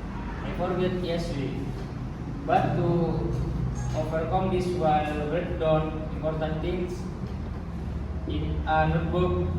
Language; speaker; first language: English; non-native, learner; Indonesian